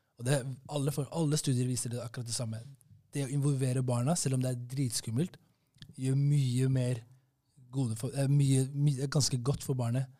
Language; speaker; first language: Norwegian; early bilingual, other home language; Somali